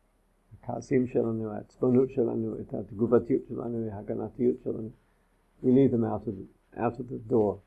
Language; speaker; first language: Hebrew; non-native, fluent; English